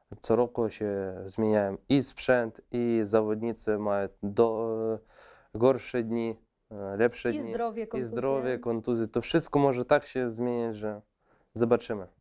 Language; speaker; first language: Polish; non-native, fluent; Russian